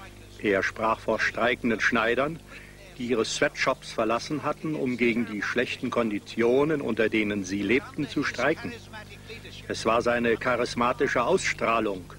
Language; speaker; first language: German; native; German